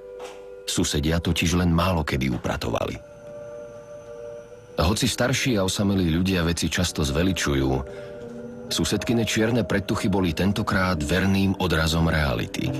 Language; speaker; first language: Slovak; native; Slovak